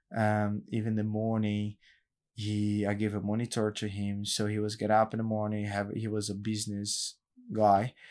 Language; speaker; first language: English; non-native, learner; Portuguese